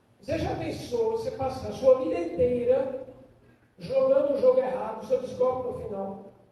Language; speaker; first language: Portuguese; non-native, fluent; German